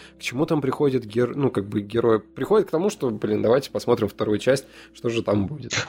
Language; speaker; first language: Russian; native; Russian